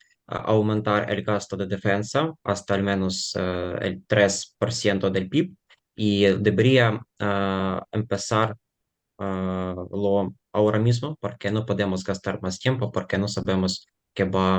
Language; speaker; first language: Spanish; non-native, fluent; Ukrainian